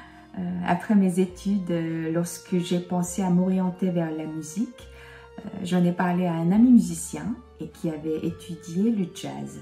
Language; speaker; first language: French; non-native, fluent; Korean